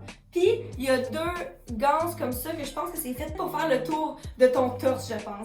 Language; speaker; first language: French; native; French